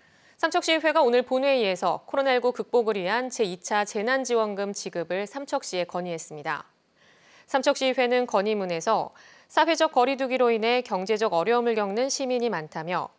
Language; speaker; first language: Korean; native; Korean